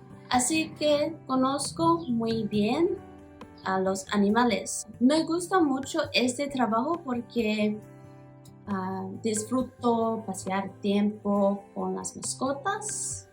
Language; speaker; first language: Spanish; non-native, learner; Māori